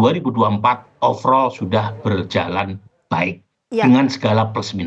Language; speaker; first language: Indonesian; native; Indonesian